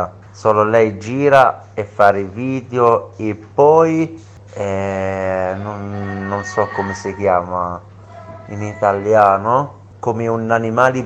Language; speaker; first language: Italian; non-native, learner; Arabic